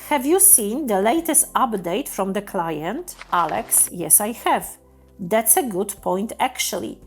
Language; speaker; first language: English; non-native, fluent; Polish